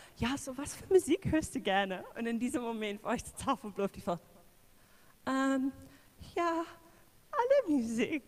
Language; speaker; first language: German; non-native, fluent; English